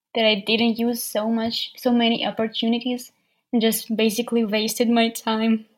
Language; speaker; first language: English; non-native, fluent; Ukrainian